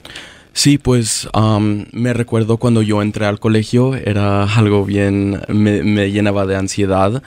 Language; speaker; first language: Spanish; early bilingual, other home language; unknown